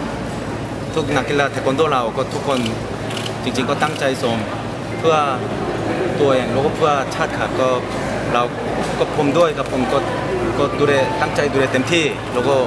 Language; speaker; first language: Thai; non-native, fluent; Korean